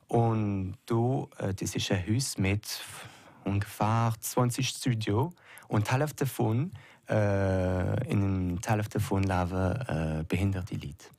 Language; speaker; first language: German; non-native, local second language; French